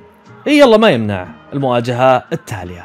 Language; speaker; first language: Arabic; native; Arabic